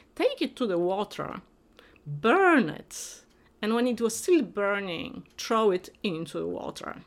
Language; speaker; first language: English; non-native, fluent; Polish